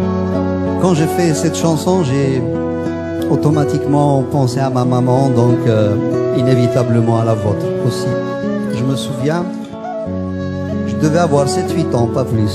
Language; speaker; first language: French; non-native, local second language; Kabyle